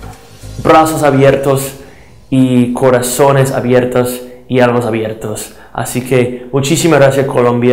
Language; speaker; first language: Spanish; non-native, fluent; English